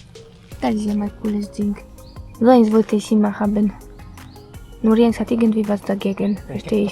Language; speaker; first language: German; non-native, fluent; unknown